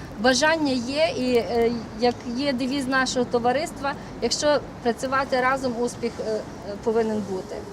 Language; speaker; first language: Ukrainian; native; Ukrainian